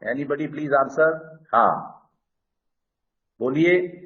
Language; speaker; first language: Hindi; native; Hindi